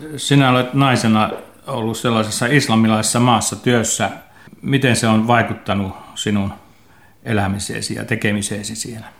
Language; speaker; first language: Finnish; native; Finnish